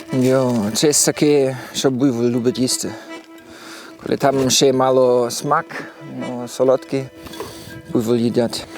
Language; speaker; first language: Ukrainian; non-native, learner; German